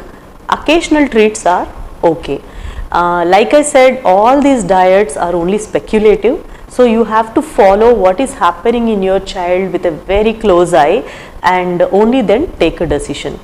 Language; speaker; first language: English; non-native, local second language; Telugu